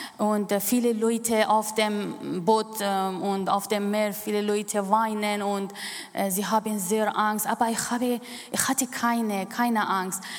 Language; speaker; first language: German; non-native, learner; Kurdish